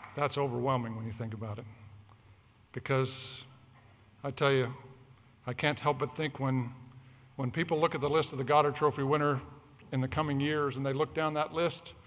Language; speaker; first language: English; native; English